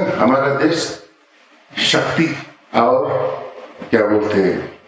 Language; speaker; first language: Hindi; non-native, local second language; Ladakhi